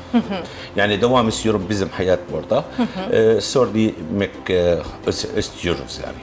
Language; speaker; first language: Turkish; non-native, learner; Arabic